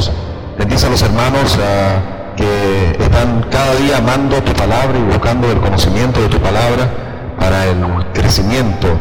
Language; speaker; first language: Spanish; native; Spanish